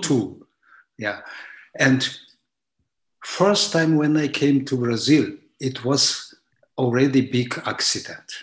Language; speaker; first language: English; non-native, learner; Japanese